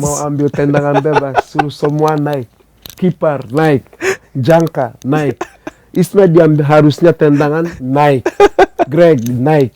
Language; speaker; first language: Indonesian; non-native, fluent; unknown